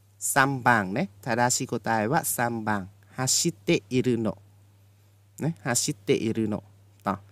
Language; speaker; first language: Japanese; non-native, fluent; Khmer